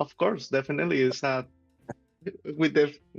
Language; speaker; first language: English; non-native, learner; Spanish